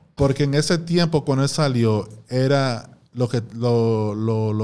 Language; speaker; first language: Spanish; early bilingual, heritage; Spanish